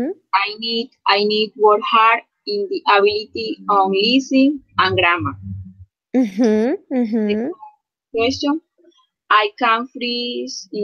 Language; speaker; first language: English; non-native, learner; Spanish